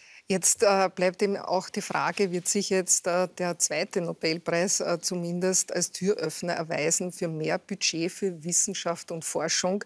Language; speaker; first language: German; native; German